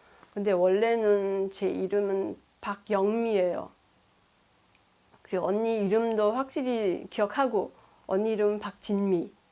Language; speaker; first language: Korean; early bilingual, heritage; Korean